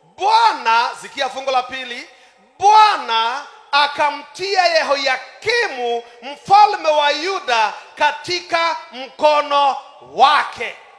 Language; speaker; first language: Swahili; non-native, local second language; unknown